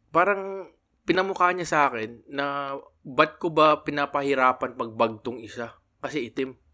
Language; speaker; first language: Filipino; native; Filipino